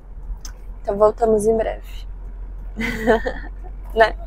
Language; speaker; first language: Portuguese; native; Portuguese